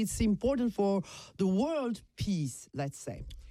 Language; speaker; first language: English; non-native, fluent; Turkish